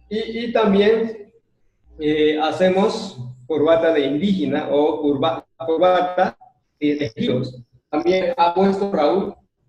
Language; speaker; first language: Spanish; non-native, local second language; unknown